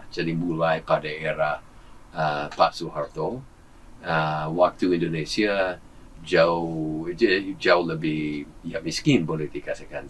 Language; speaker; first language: Indonesian; non-native, fluent; English